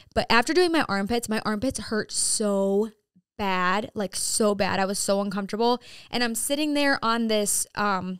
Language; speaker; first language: English; native; English